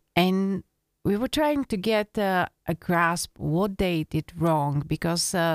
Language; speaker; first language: English; non-native, fluent; Slovak